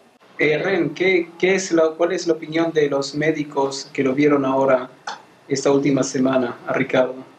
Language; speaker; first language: Spanish; native; Spanish